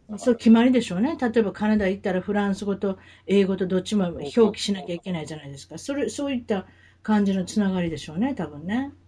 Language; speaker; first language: Japanese; native; Japanese